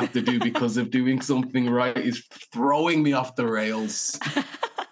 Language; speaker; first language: English; native; English